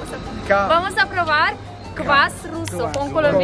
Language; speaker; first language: Spanish; non-native, learner; Tatar